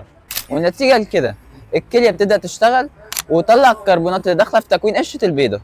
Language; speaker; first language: Arabic; native; Arabic